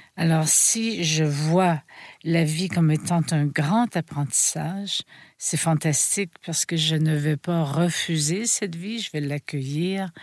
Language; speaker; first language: French; native; French